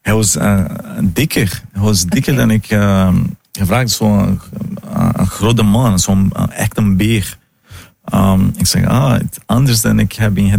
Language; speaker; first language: Dutch; non-native, fluent; Italian